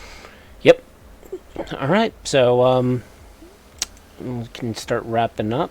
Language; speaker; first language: English; native; English